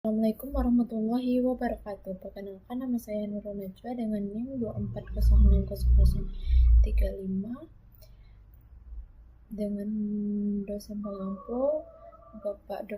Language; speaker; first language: Indonesian; native; Indonesian